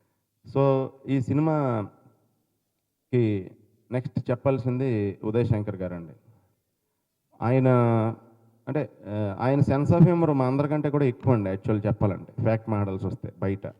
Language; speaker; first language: Telugu; native; Telugu